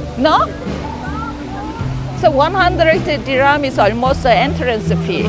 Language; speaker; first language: English; non-native, learner; Korean